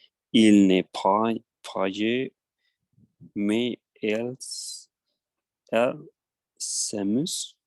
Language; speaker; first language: French; non-native, learner; Spanish